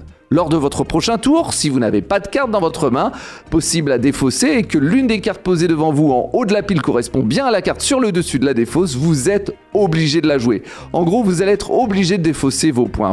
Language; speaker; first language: French; native; French